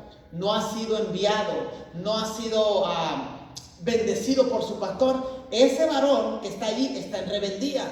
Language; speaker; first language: Spanish; native; Spanish